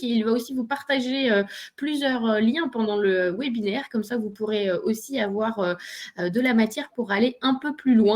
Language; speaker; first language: French; native; French